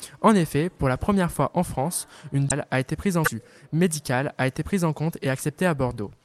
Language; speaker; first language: French; native; French